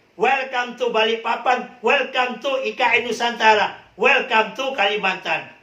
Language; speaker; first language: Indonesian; native; Indonesian